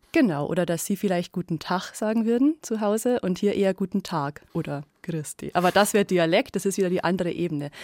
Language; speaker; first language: German; native; German